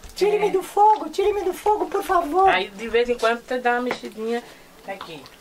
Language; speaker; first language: Portuguese; native; Portuguese